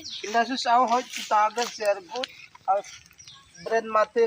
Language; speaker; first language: German; non-native, learner; Indonesian